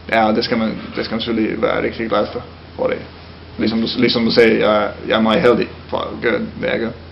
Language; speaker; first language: Danish; non-native, fluent; Finnish